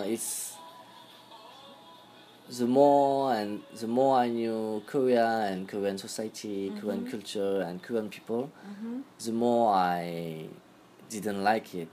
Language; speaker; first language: English; non-native, fluent; French